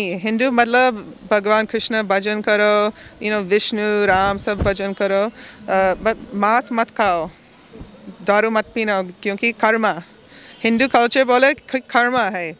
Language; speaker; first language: Hindi; non-native, learner; English